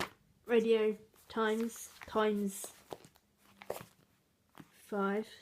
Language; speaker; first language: English; native; English